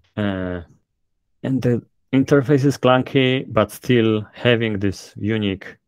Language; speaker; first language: English; non-native, fluent; Polish